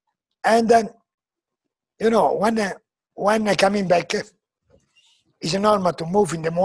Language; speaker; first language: English; non-native, learner; Italian